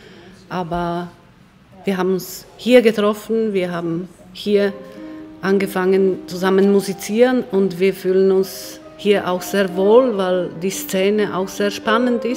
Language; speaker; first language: German; non-native, fluent; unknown